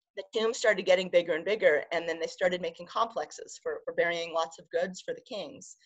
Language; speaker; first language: English; native; English